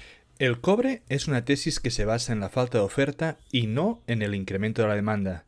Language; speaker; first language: Spanish; native; Spanish